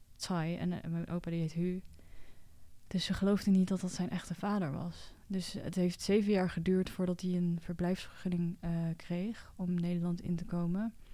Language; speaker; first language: Dutch; early bilingual, other home language; Cantonese